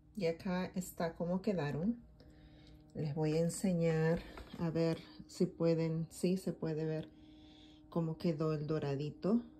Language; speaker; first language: Spanish; native; Spanish